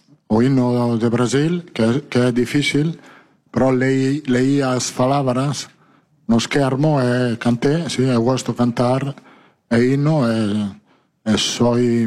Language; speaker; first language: Portuguese; non-native, learner; Italian